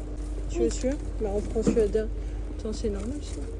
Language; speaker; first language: French; native; French